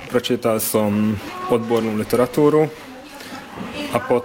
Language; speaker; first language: Slovak; non-native, local second language; Hungarian